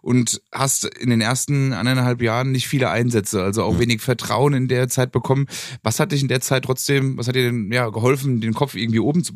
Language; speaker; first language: German; native; German